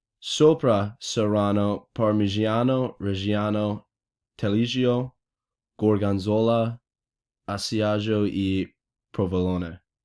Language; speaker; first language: Italian; non-native, learner; English